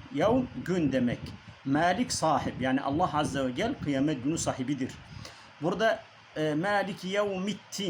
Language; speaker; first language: Turkish; non-native, learner; Arabic